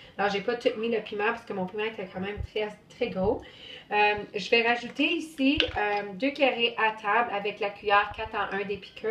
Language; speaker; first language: French; native; French